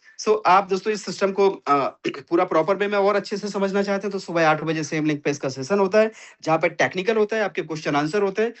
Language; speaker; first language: Hindi; native; Hindi